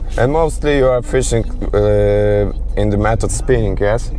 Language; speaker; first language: English; non-native, learner; Polish